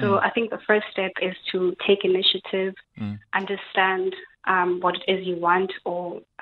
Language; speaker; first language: English; non-native, local second language; Xhosa